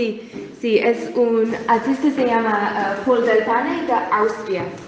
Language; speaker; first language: Spanish; non-native, learner; English